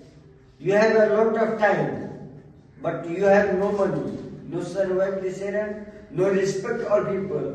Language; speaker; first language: English; non-native, learner; Hindi